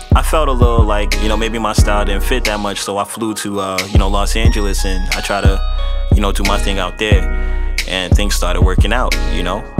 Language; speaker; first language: English; native; English